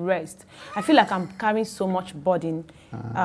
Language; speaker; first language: English; non-native, local second language; Igbo